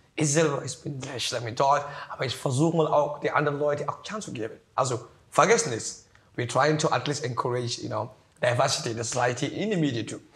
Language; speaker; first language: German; non-native, learner; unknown